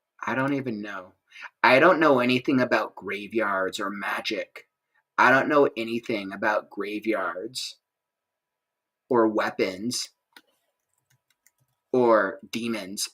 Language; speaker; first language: English; native; English